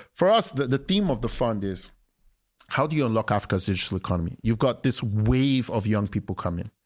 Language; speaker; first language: English; non-native, local second language; Yoruba